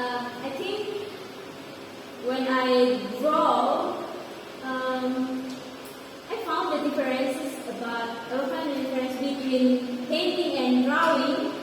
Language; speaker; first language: English; non-native, learner; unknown